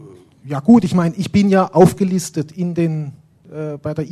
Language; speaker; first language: German; native; German